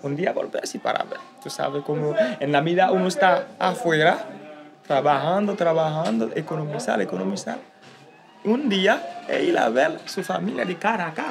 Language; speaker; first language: Spanish; non-native, learner; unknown